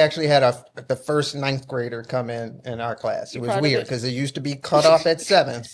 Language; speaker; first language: English; native; English